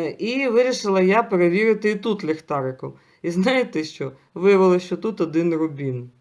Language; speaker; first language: Ukrainian; non-native, local second language; Russian